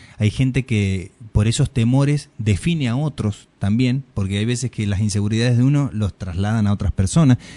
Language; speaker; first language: Spanish; native; Spanish